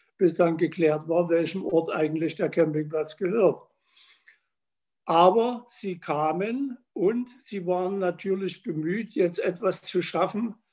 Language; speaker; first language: German; native; German